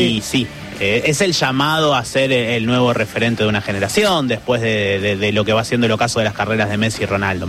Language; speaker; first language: Spanish; native; Spanish